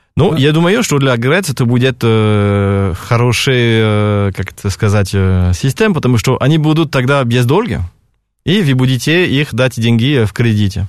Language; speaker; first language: Russian; non-native, fluent; French